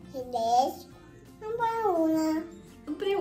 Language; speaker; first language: Romanian; early bilingual, heritage; Romanian